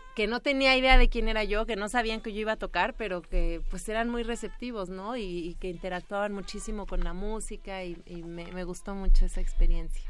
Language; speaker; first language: Spanish; native; Spanish